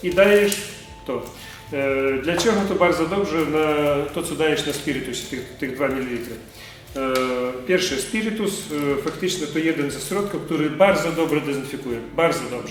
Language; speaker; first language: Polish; non-native, learner; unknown